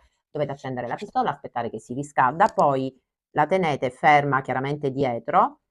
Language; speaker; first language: Italian; native; Italian